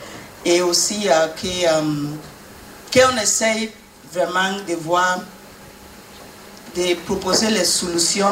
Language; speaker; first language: French; non-native, learner; English